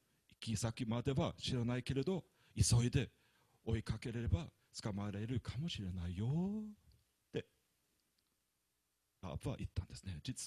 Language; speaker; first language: Japanese; non-native, fluent; German